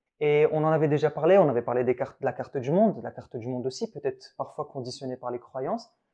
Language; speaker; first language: French; early bilingual, other home language; Arabic